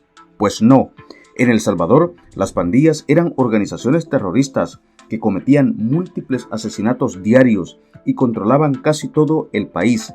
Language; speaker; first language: Spanish; native; Spanish